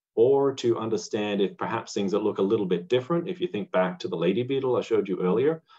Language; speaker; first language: English; native; English